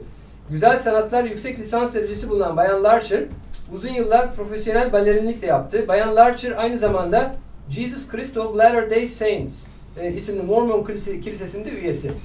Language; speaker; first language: Turkish; native; Turkish